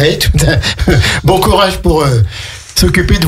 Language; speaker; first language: French; native; French